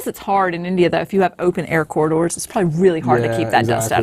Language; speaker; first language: English; native; English